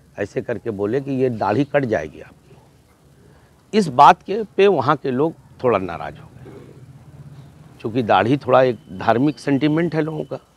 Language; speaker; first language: Hindi; native; Hindi